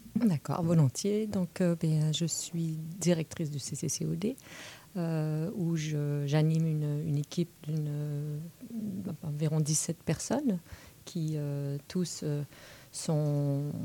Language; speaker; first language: French; native; French